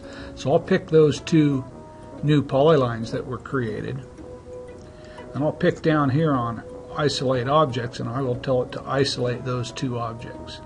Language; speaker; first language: English; native; English